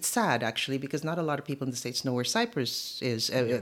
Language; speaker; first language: English; native; English